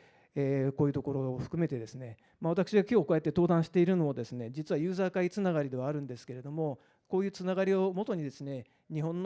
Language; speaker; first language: Japanese; native; Japanese